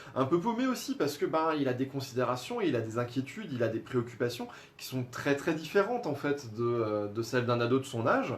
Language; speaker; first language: French; native; French